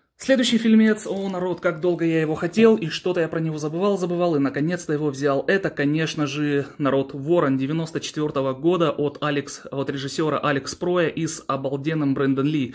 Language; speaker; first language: Russian; early bilingual, heritage; Russian